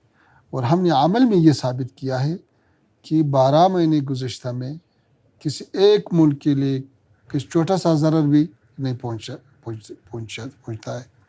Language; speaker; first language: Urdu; non-native, fluent; Pashto